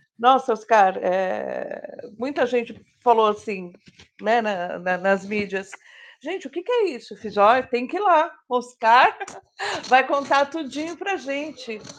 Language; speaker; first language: Portuguese; native; Portuguese